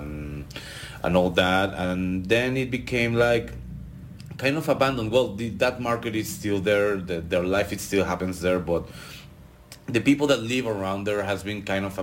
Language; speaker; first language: English; non-native, fluent; Spanish